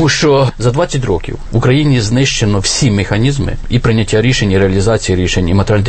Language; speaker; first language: Ukrainian; native; Ukrainian